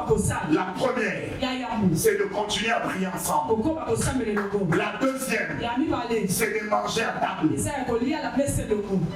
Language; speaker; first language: French; non-native, local second language; Lingala